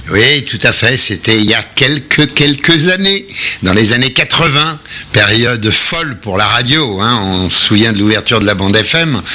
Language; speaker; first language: French; native; French